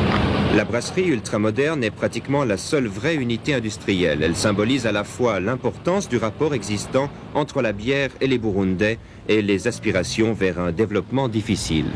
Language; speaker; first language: French; native; French